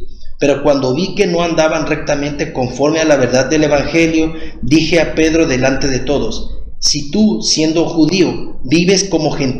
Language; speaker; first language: Spanish; native; Spanish